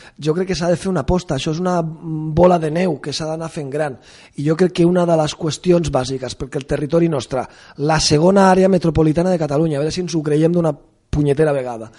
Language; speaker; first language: Catalan; non-native, local second language; Spanish